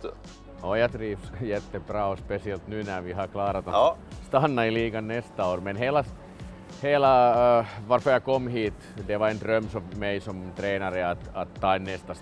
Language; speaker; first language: Swedish; non-native, fluent; Finnish